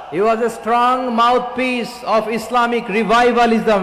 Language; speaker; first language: English; non-native, local second language; Bangla